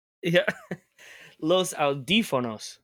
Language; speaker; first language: Spanish; non-native, fluent; English